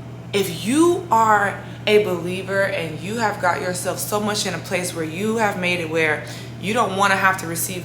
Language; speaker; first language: English; native; English